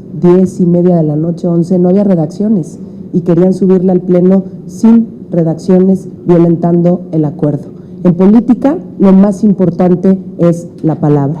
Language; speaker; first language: Spanish; native; Spanish